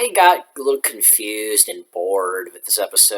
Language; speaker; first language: English; native; English